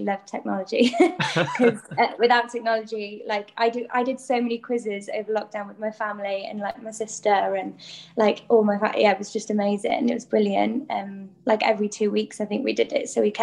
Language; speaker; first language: English; non-native, local second language; Welsh